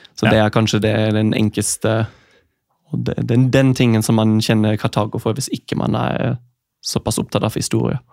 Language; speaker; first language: Norwegian; non-native, fluent; German